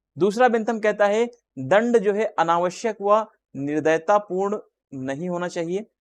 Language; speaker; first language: Hindi; native; Hindi